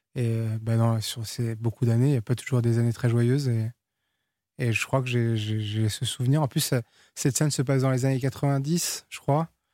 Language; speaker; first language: French; early bilingual, other home language; Portuguese